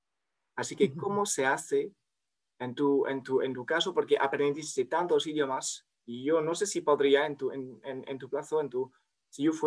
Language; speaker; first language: Spanish; non-native, fluent; French